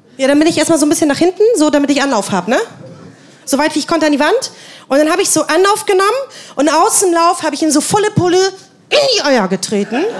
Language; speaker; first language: German; native; German